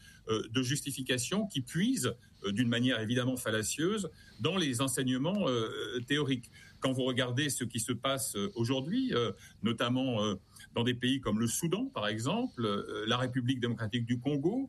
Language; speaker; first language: French; native; French